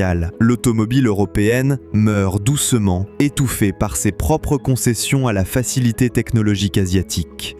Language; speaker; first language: French; native; French